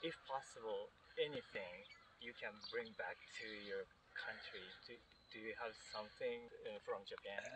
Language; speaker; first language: English; non-native, fluent; Japanese